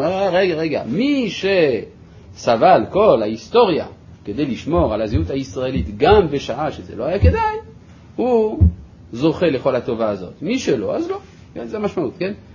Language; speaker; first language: Hebrew; non-native, fluent; French